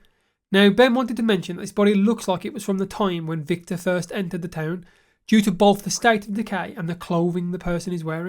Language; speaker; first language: English; native; English